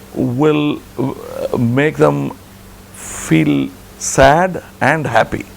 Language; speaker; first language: English; non-native, local second language; Tamil